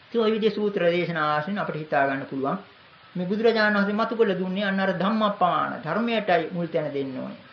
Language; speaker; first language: Sinhala; native; Sinhala